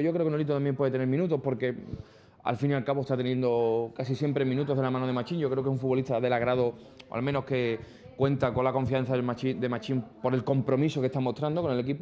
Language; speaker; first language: Spanish; native; Spanish